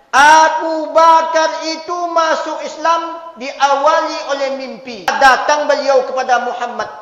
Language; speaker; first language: Malay; non-native, local second language; Minangkabau